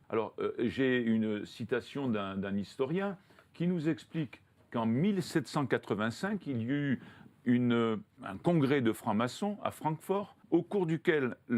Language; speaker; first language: French; native; French